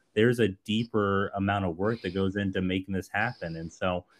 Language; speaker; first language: English; native; English